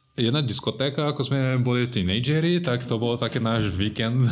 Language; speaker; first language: Slovak; non-native, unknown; Portuguese